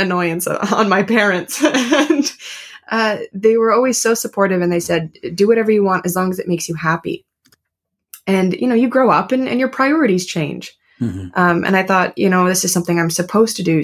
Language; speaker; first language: English; native; English